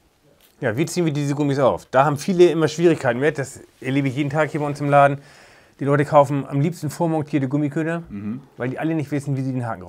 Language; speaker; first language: German; native; German